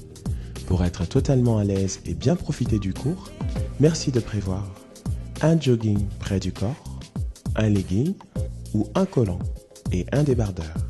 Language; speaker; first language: French; native; French